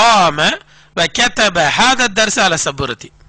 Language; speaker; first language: Arabic; non-native, fluent; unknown